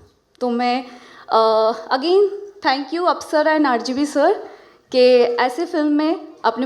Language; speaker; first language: Hindi; non-native, local second language; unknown